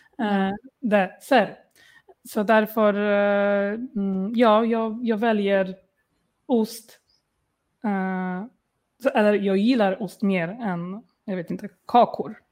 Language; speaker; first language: Swedish; non-native, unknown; Polish